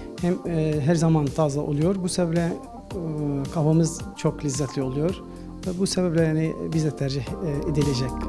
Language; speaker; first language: Turkish; non-native, learner; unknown